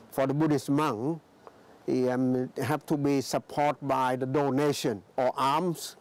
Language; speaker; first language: English; non-native, fluent; Thai